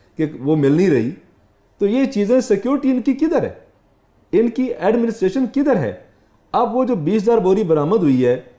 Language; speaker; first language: Urdu; non-native, local second language; Punjabi